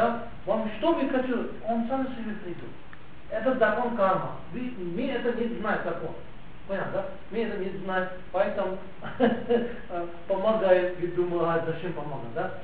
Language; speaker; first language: Russian; non-native, learner; Tibetan